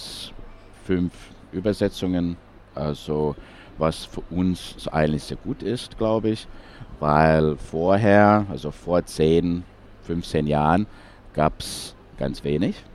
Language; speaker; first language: German; non-native, fluent; English